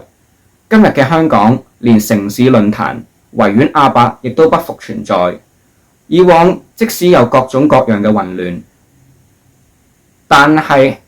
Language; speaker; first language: Cantonese; native; Cantonese